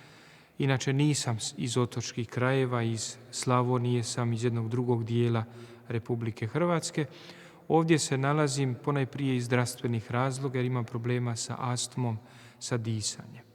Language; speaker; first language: Croatian; native; Croatian